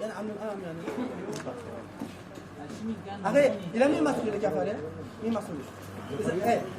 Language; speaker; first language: Arabic; native; Arabic